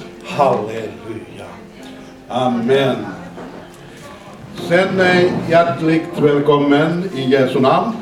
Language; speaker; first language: Swedish; non-native, fluent; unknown